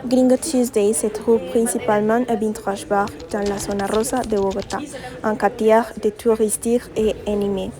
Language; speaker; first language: French; non-native, learner; Spanish